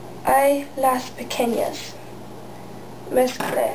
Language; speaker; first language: Spanish; non-native, learner; English